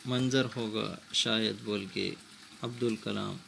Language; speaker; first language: Hindi; non-native, local second language; Kannada